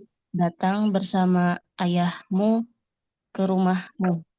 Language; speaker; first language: Indonesian; native; Indonesian